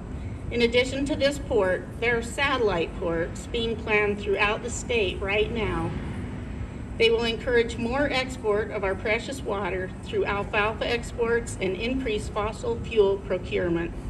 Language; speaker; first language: English; native; English